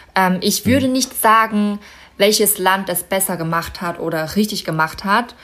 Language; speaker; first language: German; non-native, fluent; Chinese